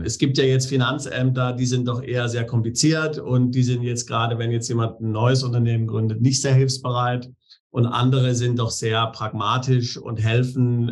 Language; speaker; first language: German; native; German